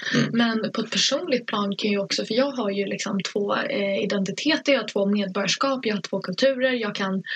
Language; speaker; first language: Swedish; early bilingual, other home language; Persian